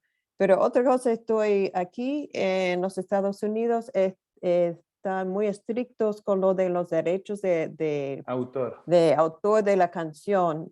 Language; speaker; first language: Spanish; non-native, fluent; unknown